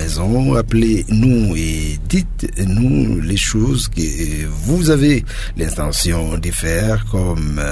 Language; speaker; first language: French; non-native, local second language; Lingala